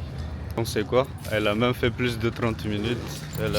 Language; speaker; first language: French; native; French